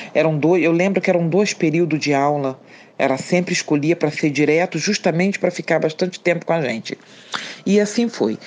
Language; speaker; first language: Portuguese; native; Portuguese